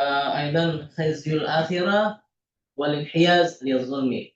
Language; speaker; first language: Arabic; non-native, fluent; Indonesian